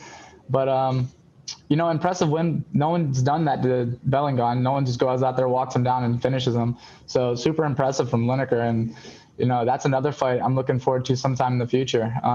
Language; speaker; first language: English; native; English